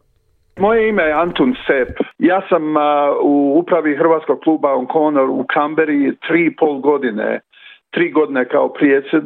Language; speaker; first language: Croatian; early bilingual, other home language; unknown